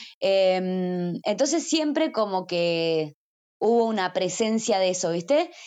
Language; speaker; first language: Spanish; native; Spanish